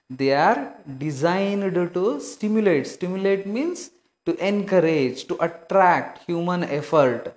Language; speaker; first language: English; non-native, local second language; Kannada